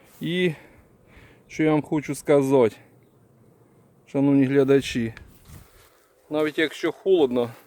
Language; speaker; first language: Ukrainian; native; Ukrainian